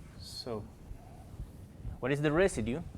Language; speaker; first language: English; non-native, fluent; Spanish